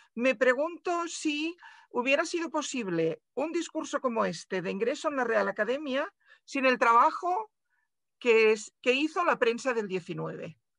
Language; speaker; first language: Spanish; non-native, local second language; Catalan